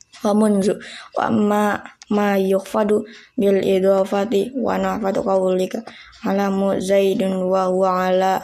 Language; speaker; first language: Arabic; non-native, learner; Indonesian